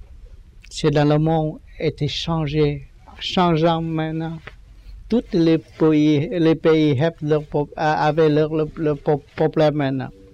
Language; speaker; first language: French; non-native, learner; Vietnamese